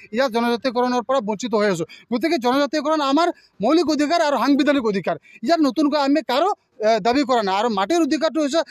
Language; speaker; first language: Assamese; non-native, local second language; Santali